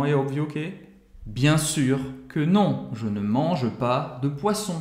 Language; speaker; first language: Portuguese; non-native, fluent; French